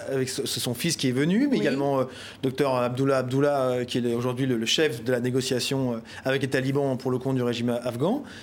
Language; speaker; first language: French; native; French